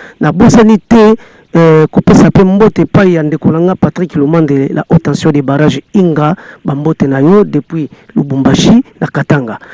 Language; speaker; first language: Lingala; non-native, local second language; Kongo